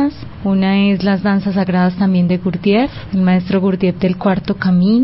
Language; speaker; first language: Spanish; native; Spanish